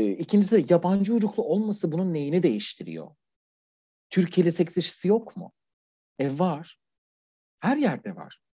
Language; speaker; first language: Turkish; non-native, fluent; Persian